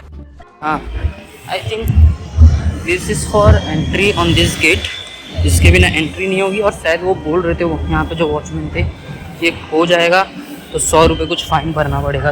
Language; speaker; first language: Hindi; native; Hindi